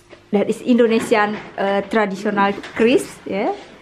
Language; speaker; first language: English; non-native, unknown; Indonesian